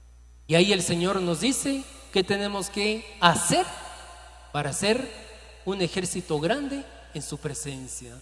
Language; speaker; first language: Spanish; native; Spanish